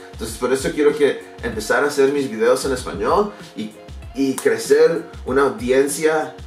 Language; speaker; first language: Spanish; non-native, learner; English